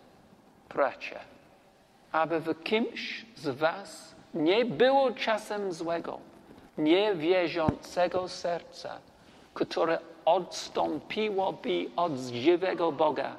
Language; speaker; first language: Polish; non-native, learner; English